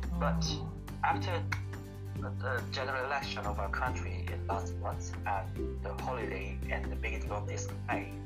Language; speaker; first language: English; non-native, learner; Korean